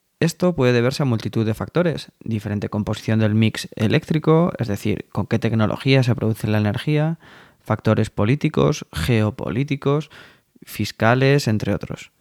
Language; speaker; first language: Spanish; native; Spanish